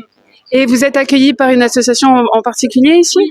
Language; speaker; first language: French; native; French